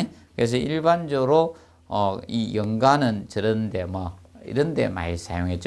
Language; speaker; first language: Korean; native; Korean